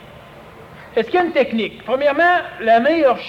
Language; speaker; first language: French; native; French